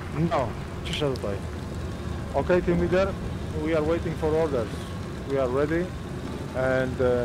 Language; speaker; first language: English; non-native, learner; Polish